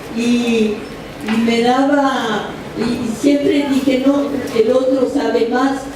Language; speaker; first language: Spanish; early bilingual, other home language; French